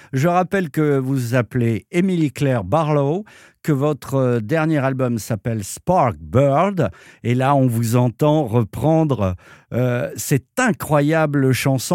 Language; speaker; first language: French; native; French